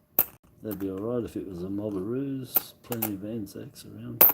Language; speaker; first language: English; native; English